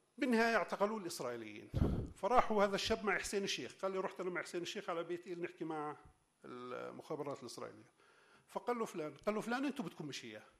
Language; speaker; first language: Arabic; native; Arabic